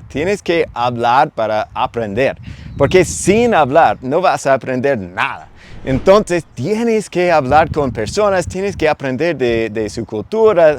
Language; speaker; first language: Spanish; non-native, fluent; English